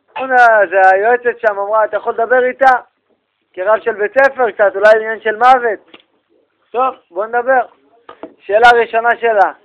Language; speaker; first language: Hebrew; native; Hebrew